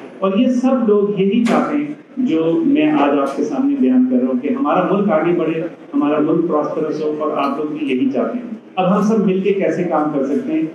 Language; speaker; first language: Urdu; native; Urdu